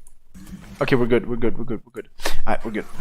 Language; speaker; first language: English; non-native, fluent; German